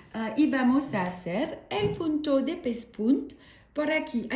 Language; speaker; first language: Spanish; non-native, learner; French